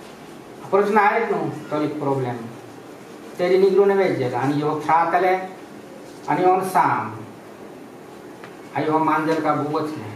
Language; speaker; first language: Czech; non-native, fluent; Ukrainian